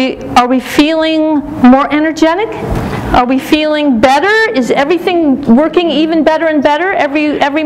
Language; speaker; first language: English; native; English